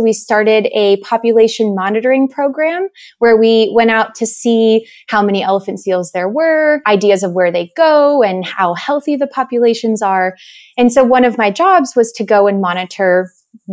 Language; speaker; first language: English; native; English